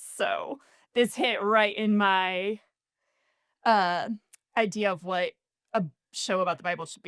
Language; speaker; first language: English; native; English